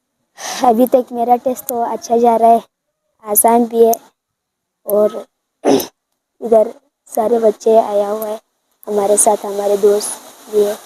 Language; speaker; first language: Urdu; non-native, local second language; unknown